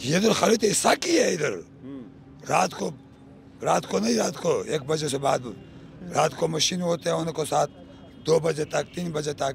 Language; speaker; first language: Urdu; non-native, local second language; Pashto